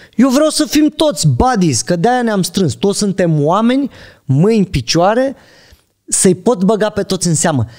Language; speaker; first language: Romanian; native; Romanian